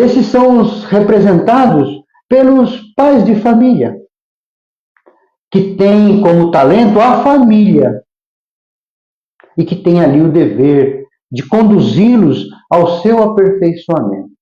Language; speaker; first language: Portuguese; native; Portuguese